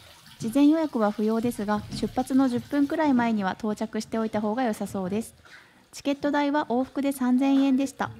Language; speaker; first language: Japanese; native; Japanese